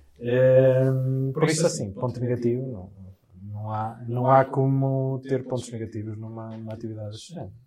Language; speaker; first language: Portuguese; native; Portuguese